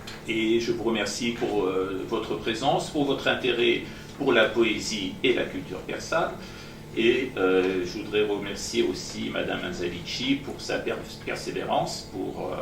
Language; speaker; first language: French; non-native, fluent; Persian